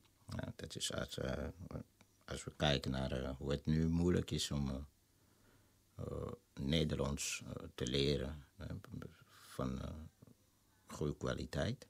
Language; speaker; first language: Dutch; non-native, fluent; Lingala